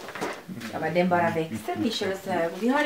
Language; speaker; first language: Swedish; native; Swedish